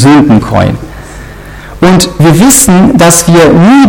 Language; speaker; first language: German; non-native, fluent; Romanian